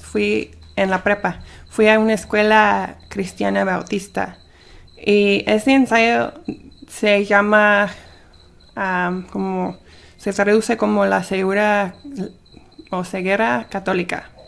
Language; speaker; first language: Spanish; early bilingual, heritage; Spanish